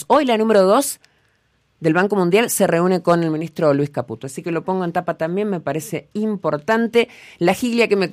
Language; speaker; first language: Spanish; native; Spanish